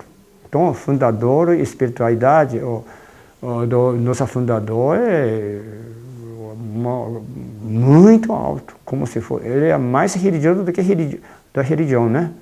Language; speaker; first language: Portuguese; non-native, fluent; Japanese